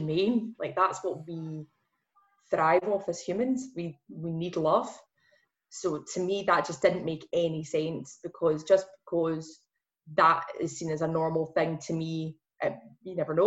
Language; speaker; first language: English; native; English